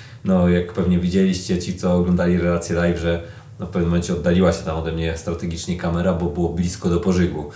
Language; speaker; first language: Polish; native; Polish